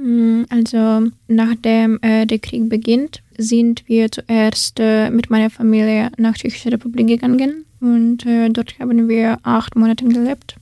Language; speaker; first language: German; non-native, fluent; Ukrainian